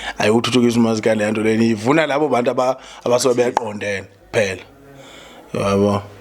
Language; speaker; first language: Zulu; native; Zulu